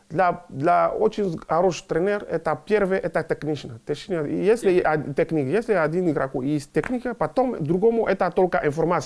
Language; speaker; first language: Russian; non-native, learner; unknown